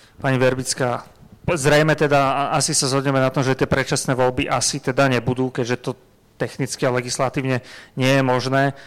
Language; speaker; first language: Slovak; native; Slovak